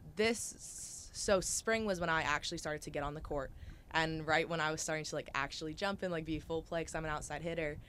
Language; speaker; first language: English; native; English